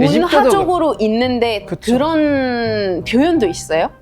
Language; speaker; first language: Korean; non-native, fluent; Arabic